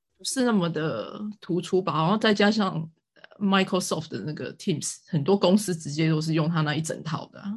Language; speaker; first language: Chinese; native; Chinese